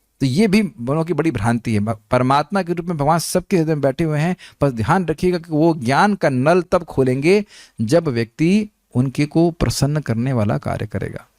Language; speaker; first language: Hindi; native; Hindi